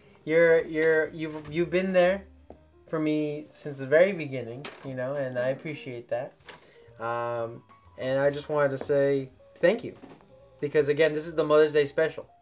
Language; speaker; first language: English; early bilingual, other home language; Spanish